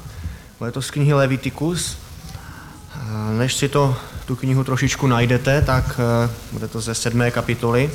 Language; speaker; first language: Czech; native; Czech